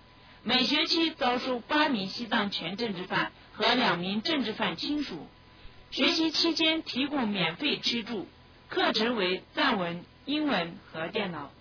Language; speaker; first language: Chinese; native; Chinese